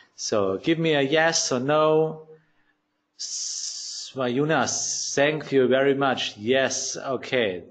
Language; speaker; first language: English; non-native, learner; German